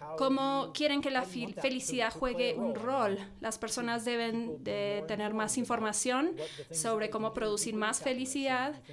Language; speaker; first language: Spanish; non-native, fluent; English